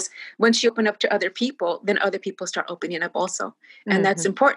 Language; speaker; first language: English; native; English